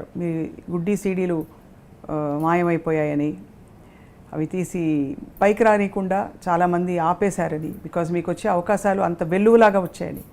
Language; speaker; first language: Telugu; native; Telugu